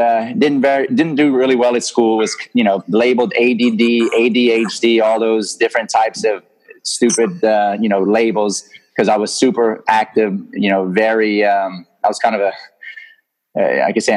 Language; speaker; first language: English; native; English